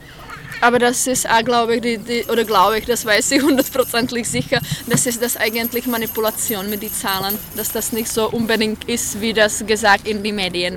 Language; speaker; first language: German; non-native, fluent; Czech